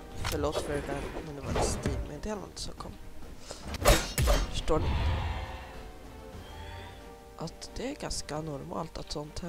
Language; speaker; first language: Swedish; native; Swedish